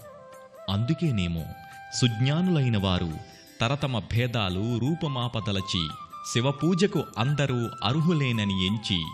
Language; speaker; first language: Telugu; native; Telugu